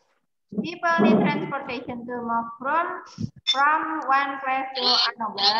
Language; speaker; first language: English; non-native, learner; Indonesian